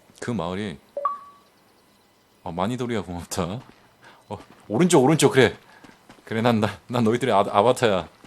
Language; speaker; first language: Korean; native; Korean